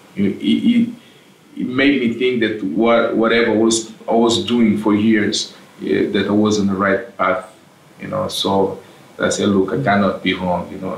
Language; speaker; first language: English; non-native, fluent; Portuguese